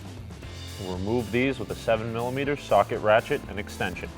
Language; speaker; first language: English; native; English